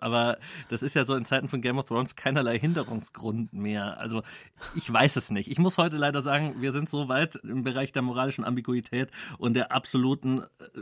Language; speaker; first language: German; native; German